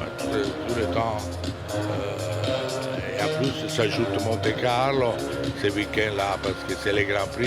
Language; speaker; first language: French; non-native, fluent; Italian